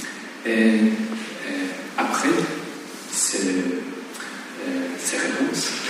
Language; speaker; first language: French; non-native, learner; Polish